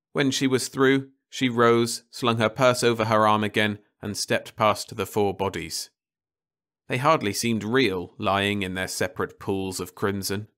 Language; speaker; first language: English; native; English